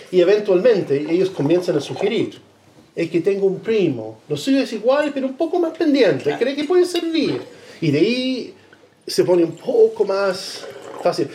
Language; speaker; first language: Spanish; non-native, fluent; English